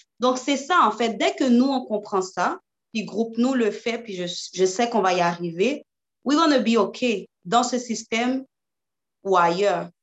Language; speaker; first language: French; early bilingual, other home language; Haitian Creole